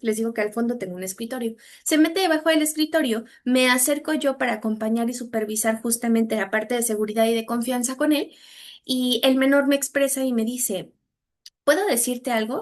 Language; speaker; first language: Spanish; native; Spanish